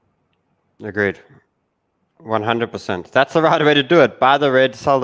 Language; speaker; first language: English; native; English